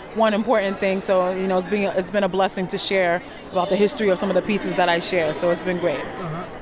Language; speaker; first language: English; non-native, local second language; Akan